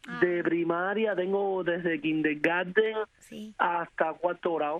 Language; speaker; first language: Spanish; native; Spanish